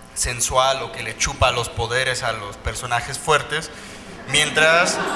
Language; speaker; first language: Spanish; native; Spanish